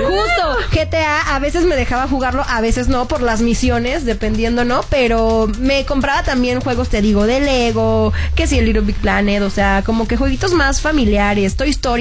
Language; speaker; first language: Spanish; native; Spanish